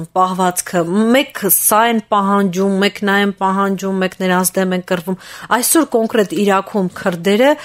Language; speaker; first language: Armenian; native; Armenian